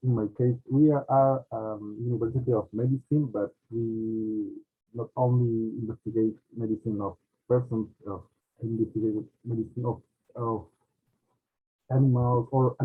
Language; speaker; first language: English; non-native, learner; Spanish